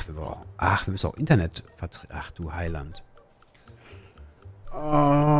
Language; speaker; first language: German; native; German